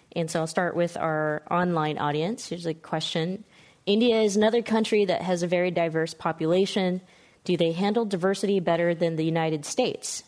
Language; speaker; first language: English; native; English